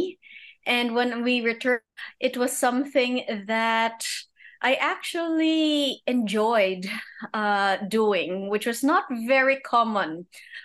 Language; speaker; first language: English; native; English